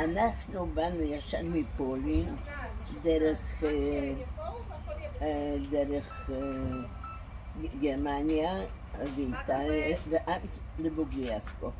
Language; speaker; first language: Hebrew; non-native, fluent; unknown